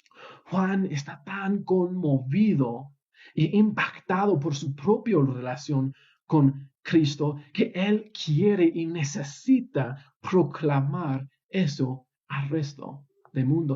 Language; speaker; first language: Spanish; non-native, fluent; English